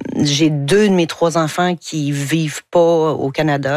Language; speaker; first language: French; native; French